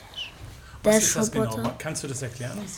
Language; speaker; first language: German; native; German